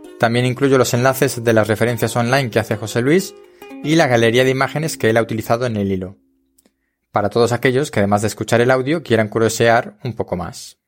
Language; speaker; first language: Spanish; native; Spanish